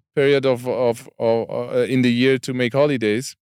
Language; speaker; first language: English; non-native, fluent; German